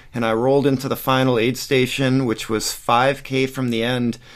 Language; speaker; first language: English; native; English